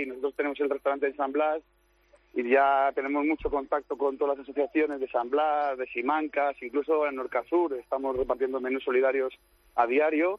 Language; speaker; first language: Spanish; native; Spanish